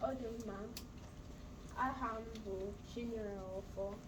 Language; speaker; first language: Igbo; early bilingual, heritage; Igbo